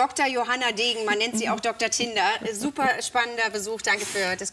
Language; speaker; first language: German; native; German